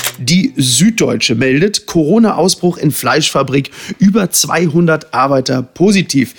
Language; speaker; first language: German; native; German